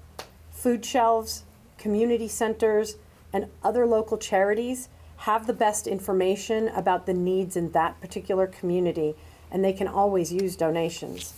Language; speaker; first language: English; native; English